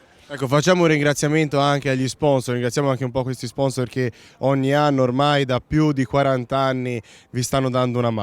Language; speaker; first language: Italian; native; Italian